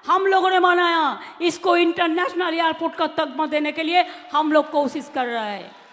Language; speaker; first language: Hindi; non-native, local second language; Bangla